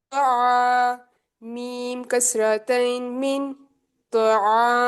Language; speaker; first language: Arabic; non-native, learner; Urdu